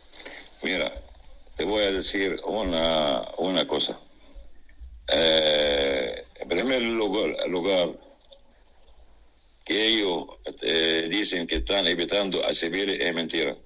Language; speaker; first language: Spanish; non-native, fluent; Arabic